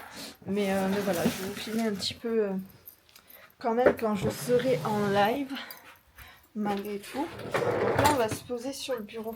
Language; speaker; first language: French; native; French